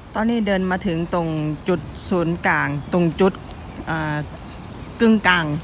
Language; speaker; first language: Thai; non-native, local second language; Northeastern Thai